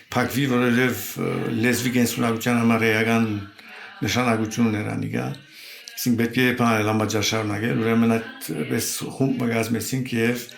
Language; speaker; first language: Armenian; early bilingual, heritage; Armenian